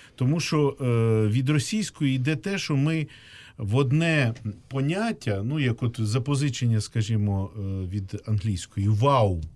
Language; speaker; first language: Ukrainian; native; Ukrainian